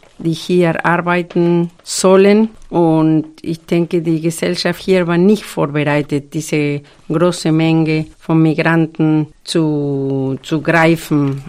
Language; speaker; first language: German; non-native, fluent; Spanish